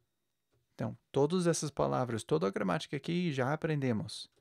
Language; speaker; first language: Portuguese; non-native, fluent; English